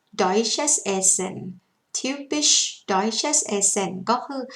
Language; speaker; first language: German; non-native, learner; Thai